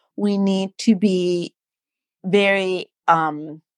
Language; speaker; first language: English; non-native, fluent; Spanish